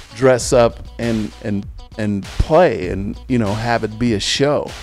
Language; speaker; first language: English; native; English